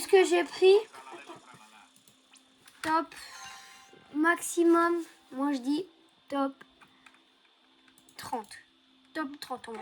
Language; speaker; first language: French; native; French